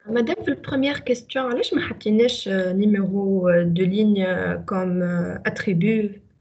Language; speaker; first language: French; non-native, local second language; Arabic